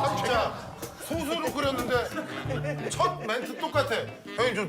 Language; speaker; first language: Korean; native; Korean